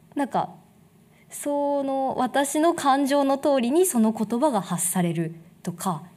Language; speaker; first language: Japanese; native; Japanese